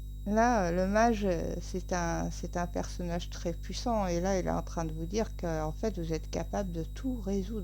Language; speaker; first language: French; native; French